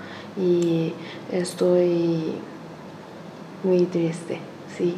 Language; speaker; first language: Spanish; non-native, learner; Chinese